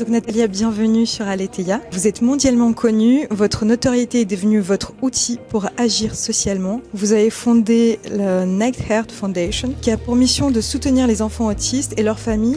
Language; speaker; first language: French; native; French